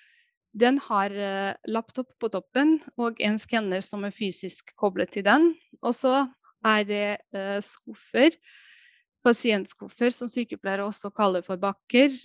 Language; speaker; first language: Norwegian; non-native, fluent; Bosnian